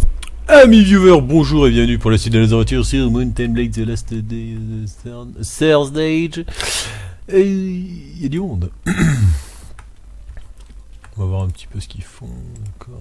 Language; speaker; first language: French; native; French